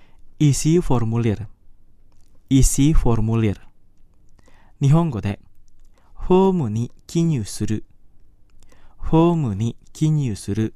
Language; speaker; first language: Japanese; non-native, fluent; Indonesian